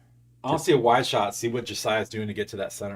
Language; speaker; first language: English; native; English